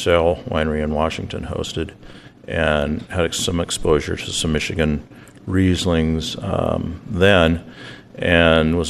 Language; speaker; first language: English; native; English